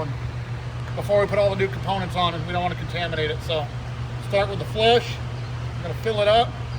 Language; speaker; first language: English; native; English